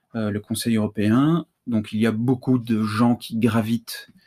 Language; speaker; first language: French; native; French